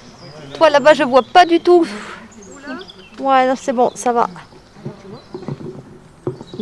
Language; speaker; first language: French; native; French